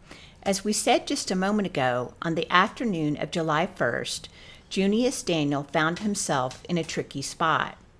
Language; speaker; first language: English; native; English